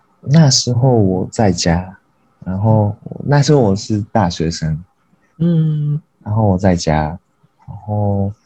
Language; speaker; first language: Chinese; non-native, learner; Japanese